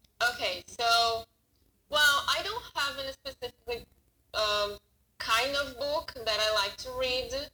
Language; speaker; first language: English; non-native, fluent; Portuguese